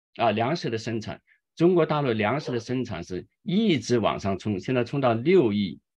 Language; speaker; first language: Chinese; native; Chinese